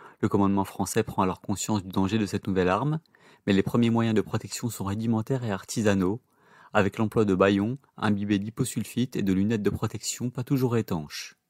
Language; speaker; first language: French; native; French